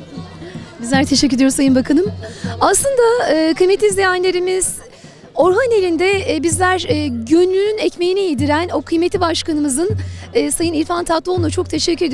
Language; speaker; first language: Turkish; native; Turkish